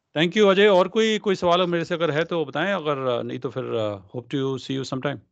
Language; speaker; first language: Hindi; non-native, local second language; Punjabi